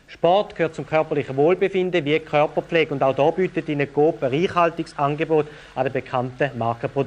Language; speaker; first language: German; native; German